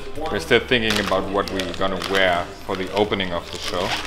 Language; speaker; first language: English; non-native, fluent; German